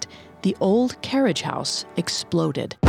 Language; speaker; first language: English; native; English